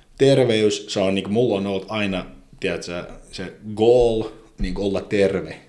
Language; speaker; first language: Finnish; non-native, fluent; Azerbaijani